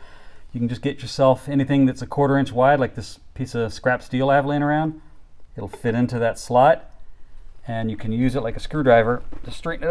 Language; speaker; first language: English; native; English